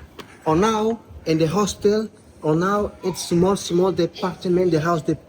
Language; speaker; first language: English; non-native, learner; Portuguese